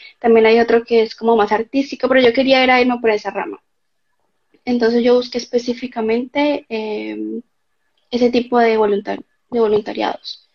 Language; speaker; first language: Spanish; native; Spanish